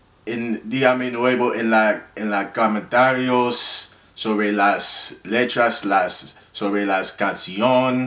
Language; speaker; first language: Spanish; non-native, learner; English